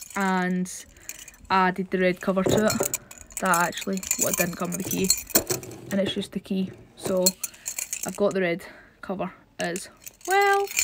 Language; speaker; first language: English; native; English